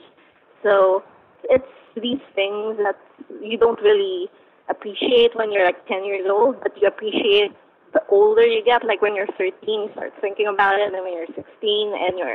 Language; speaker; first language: English; non-native, local second language; Filipino